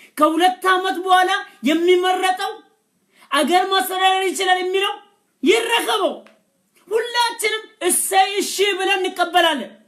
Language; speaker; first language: Amharic; non-native, local second language; Oromo